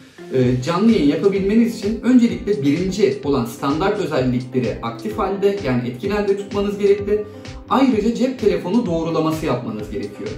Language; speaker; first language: Turkish; native; Turkish